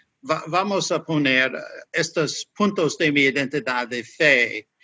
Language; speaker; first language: Spanish; non-native, fluent; English